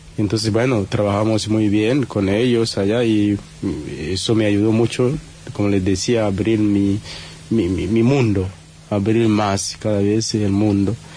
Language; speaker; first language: Spanish; non-native, fluent; Swahili